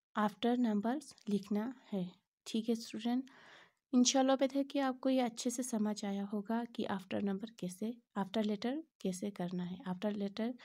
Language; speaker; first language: Hindi; non-native, local second language; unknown